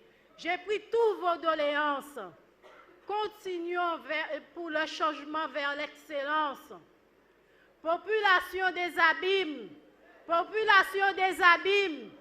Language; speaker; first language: French; native; French